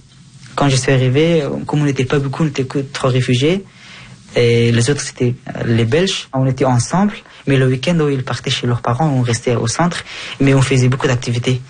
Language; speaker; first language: French; early bilingual, other home language; Persian